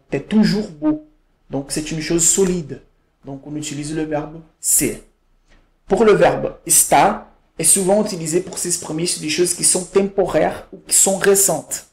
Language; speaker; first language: French; non-native, fluent; Portuguese